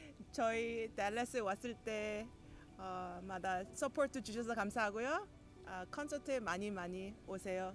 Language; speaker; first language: Korean; early bilingual, heritage; Korean